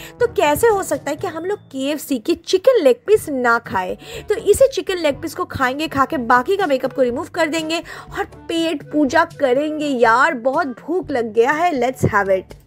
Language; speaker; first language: Hindi; non-native, local second language; Bangla